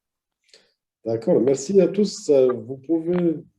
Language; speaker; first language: French; non-native, learner; English